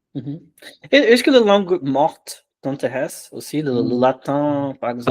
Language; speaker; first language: French; non-native, fluent; Portuguese